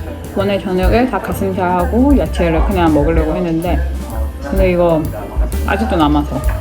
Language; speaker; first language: Korean; non-native, fluent; Chinese